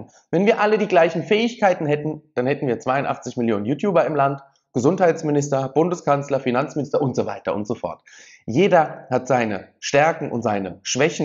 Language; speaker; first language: German; native; German